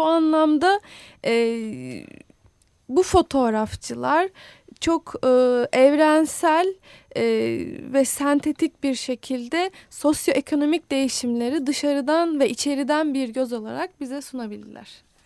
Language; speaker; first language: Turkish; native; Turkish